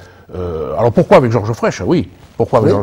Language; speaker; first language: French; native; French